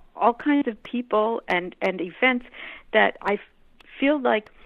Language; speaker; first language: English; non-native, local second language; Hindi